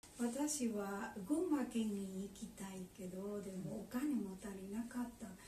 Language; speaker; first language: Japanese; non-native, learner; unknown